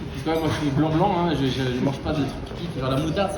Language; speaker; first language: French; native; French